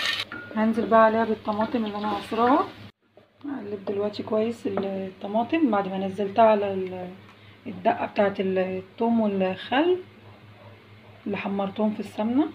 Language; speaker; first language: Arabic; native; Arabic